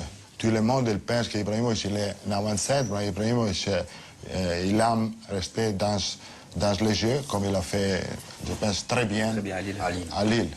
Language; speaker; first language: French; non-native, fluent; Italian